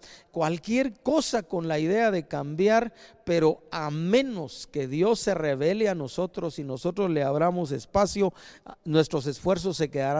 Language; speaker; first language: Spanish; native; Spanish